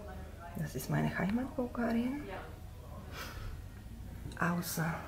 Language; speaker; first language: German; non-native, learner; Bulgarian